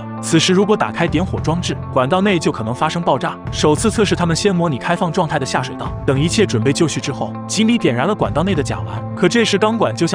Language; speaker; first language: Chinese; native; Chinese